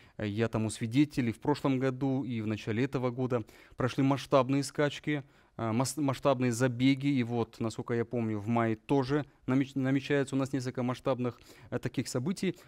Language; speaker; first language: Russian; non-native, local second language; Karachay-Balkar